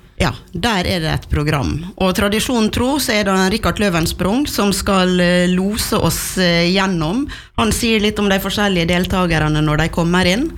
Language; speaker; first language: Norwegian; native; Norwegian